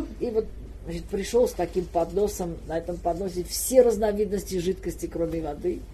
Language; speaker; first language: Russian; non-native, local second language; Armenian